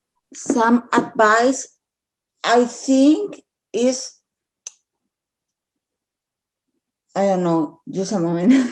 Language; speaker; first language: English; non-native, learner; Spanish